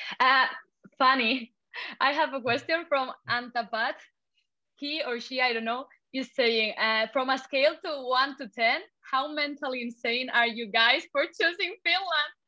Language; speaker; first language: English; non-native, fluent; Spanish